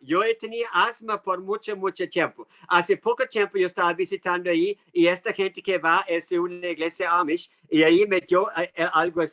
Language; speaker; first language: Spanish; non-native, fluent; English